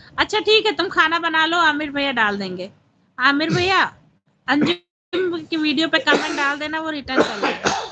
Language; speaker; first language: Hindi; native; Hindi